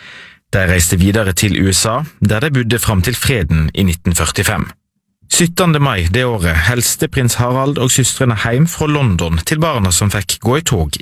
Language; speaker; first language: Norwegian; native; Norwegian